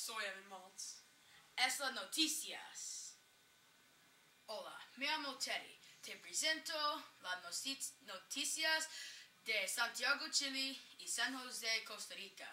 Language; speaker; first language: Spanish; non-native, learner; English